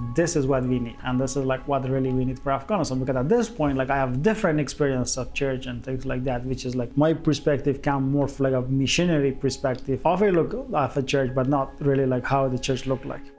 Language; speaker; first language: English; non-native, fluent; Persian